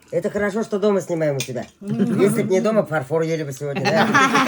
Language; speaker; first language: Russian; non-native, local second language; Bashkir